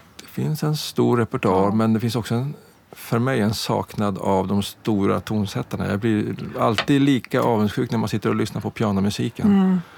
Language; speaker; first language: Swedish; native; Swedish